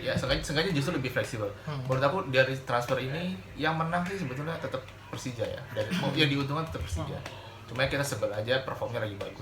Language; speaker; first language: Indonesian; native; Indonesian